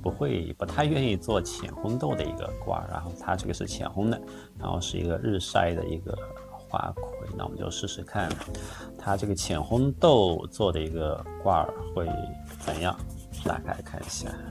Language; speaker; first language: Chinese; native; Chinese